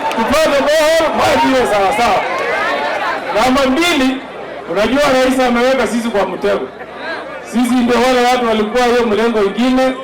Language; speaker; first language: Swahili; non-native, local second language; Gusii